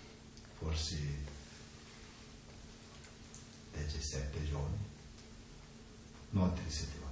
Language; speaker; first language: Italian; non-native, learner; Tibetan